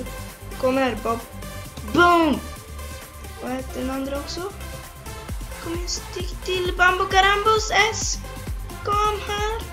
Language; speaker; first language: Swedish; early bilingual, other home language; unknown